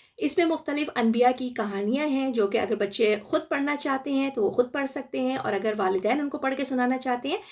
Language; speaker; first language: Urdu; native; Urdu